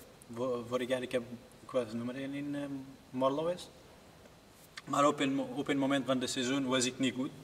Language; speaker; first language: Dutch; non-native, learner; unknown